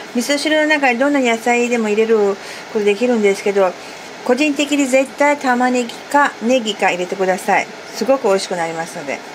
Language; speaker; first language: Japanese; non-native, fluent; Persian